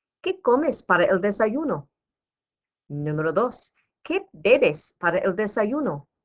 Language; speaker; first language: Spanish; non-native, fluent; English